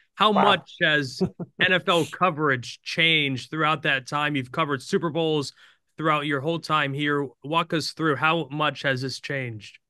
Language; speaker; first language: English; native; English